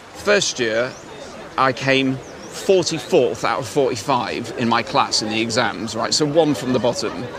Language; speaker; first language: English; native; English